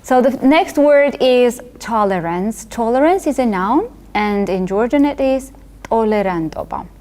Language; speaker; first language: English; non-native, fluent; Georgian